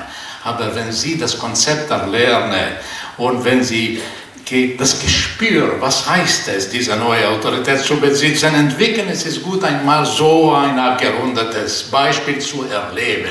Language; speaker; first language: German; non-native, fluent; Portuguese